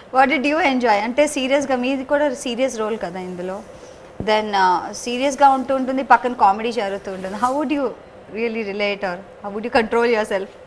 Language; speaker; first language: Telugu; native; Telugu